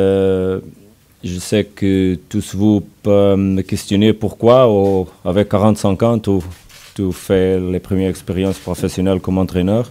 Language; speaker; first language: French; non-native, learner; Portuguese